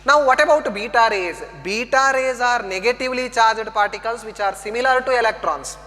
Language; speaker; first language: English; non-native, local second language; Kannada